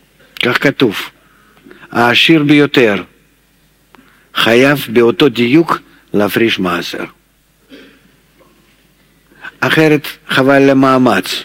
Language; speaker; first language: Hebrew; non-native, fluent; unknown